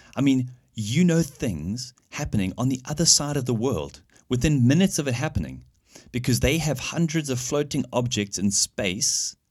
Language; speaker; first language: English; native; English